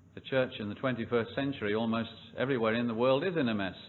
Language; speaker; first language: English; native; English